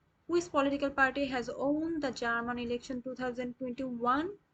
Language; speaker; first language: English; non-native, local second language; Bangla